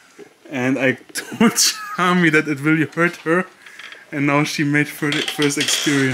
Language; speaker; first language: English; non-native, learner; German